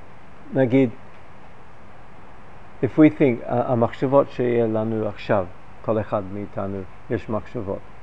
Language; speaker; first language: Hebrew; non-native, fluent; English